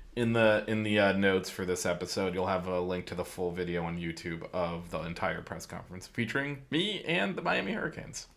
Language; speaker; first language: English; native; English